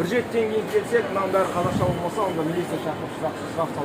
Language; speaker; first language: Kazakh; native; Kazakh